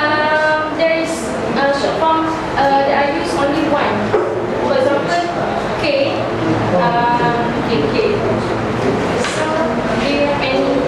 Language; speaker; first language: English; non-native, learner; Malay